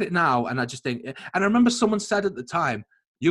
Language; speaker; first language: English; native; English